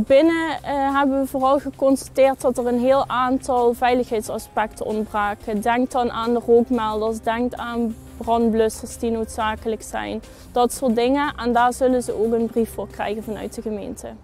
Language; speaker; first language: Dutch; native; Dutch